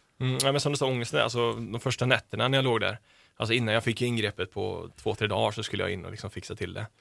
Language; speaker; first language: Swedish; native; Swedish